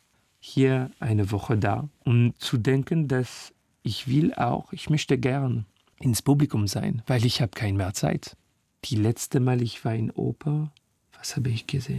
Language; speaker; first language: German; non-native, learner; French